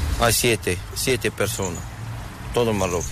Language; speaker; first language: Spanish; non-native, learner; Arabic